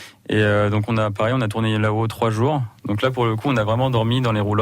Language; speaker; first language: French; native; French